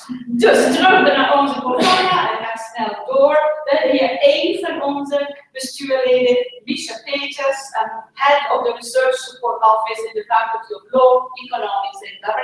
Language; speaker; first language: Dutch; non-native, fluent; English